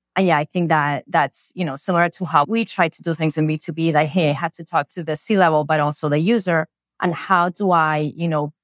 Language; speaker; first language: English; non-native, fluent; Spanish